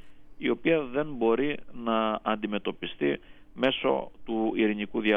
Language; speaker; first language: Greek; native; Greek